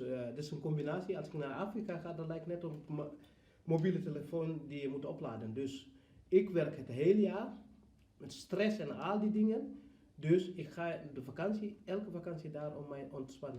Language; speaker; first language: Dutch; non-native, fluent; Fula